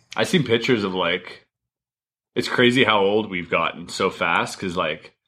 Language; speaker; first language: English; early bilingual, other home language; German